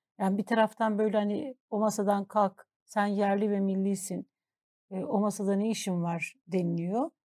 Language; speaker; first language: Turkish; native; Turkish